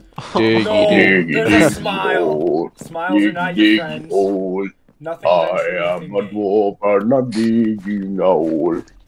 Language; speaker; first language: English; native; English